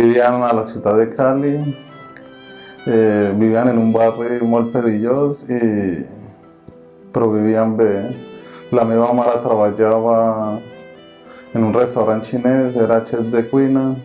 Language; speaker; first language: Catalan; early bilingual, other home language; Spanish